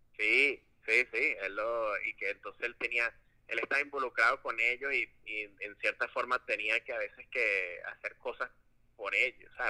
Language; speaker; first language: Spanish; native; Spanish